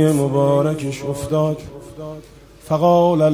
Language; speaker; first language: Persian; native; Persian